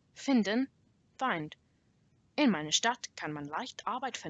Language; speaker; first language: German; non-native, learner; English